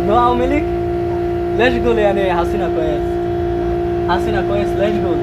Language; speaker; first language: Arabic; non-native, learner; Bangla